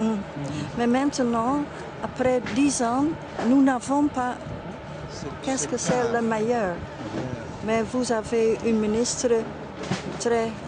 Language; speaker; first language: French; non-native, learner; Dutch